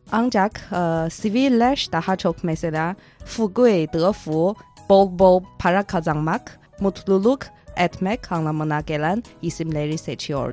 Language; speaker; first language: Turkish; non-native, fluent; Chinese